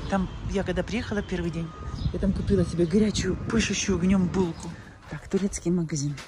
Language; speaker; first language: Russian; native; Russian